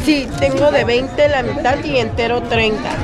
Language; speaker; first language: Spanish; native; Spanish